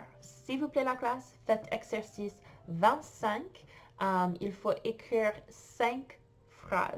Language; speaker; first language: French; non-native, fluent; English